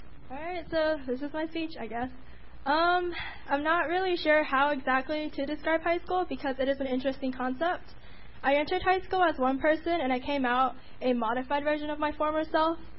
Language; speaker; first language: English; early bilingual, other home language; Chinese